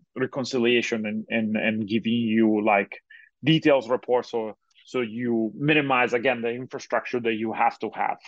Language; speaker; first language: English; non-native, fluent; Italian